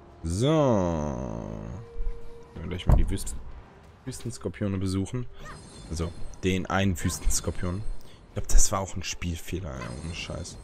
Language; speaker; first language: German; native; German